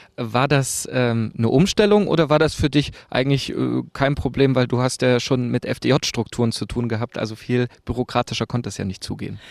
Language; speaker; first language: German; native; German